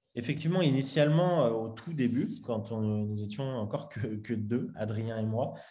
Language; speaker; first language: French; native; French